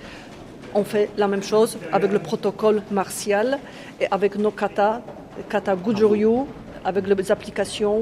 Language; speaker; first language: French; non-native, fluent; Polish